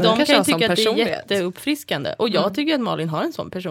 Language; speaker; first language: Swedish; native; Swedish